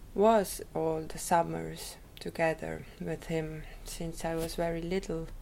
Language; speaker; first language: English; non-native, fluent; Estonian